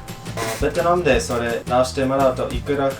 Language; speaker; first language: Japanese; non-native, learner; English